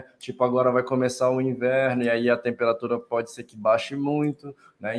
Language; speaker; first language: Portuguese; native; Portuguese